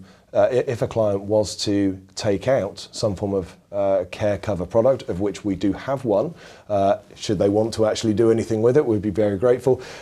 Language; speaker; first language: English; native; English